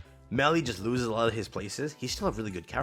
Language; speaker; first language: English; native; English